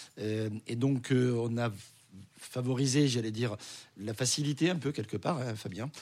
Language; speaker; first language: French; native; French